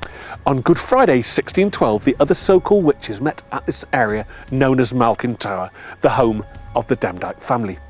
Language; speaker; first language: English; native; English